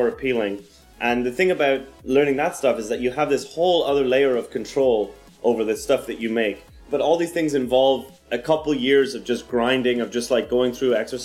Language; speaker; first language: English; native; English